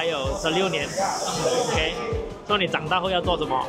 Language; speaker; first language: Chinese; native; Chinese